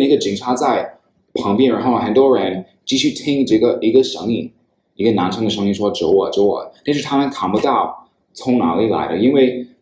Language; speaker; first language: Chinese; non-native, fluent; English